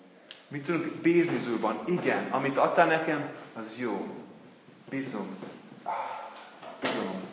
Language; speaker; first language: Hungarian; non-native, fluent; English